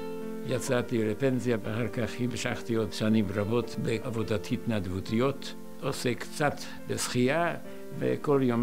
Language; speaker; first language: Hebrew; non-native, fluent; Hungarian